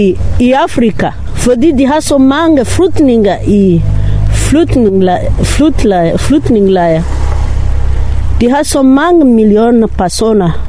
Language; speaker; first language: Danish; non-native, learner; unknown